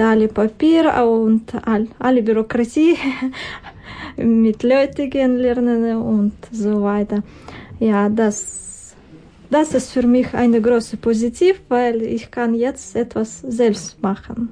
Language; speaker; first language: German; non-native, learner; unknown